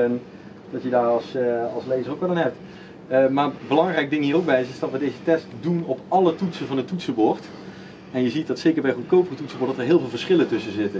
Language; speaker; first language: Dutch; native; Dutch